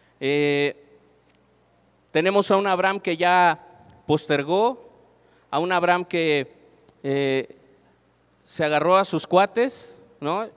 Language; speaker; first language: Spanish; native; Spanish